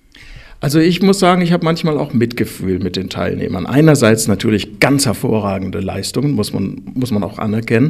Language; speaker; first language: German; native; German